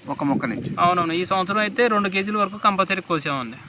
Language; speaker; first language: Telugu; native; Telugu